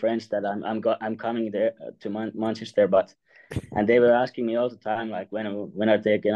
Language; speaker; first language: English; non-native, fluent; Finnish